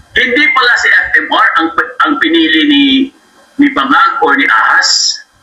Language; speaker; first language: Filipino; non-native, local second language; Cebuano